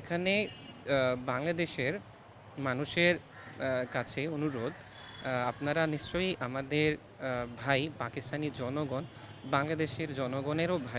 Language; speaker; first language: Bangla; non-native, fluent; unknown